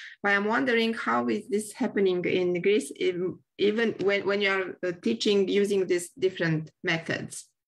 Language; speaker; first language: English; non-native, fluent; Romanian